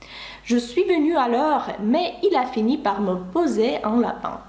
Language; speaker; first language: French; non-native, fluent; Russian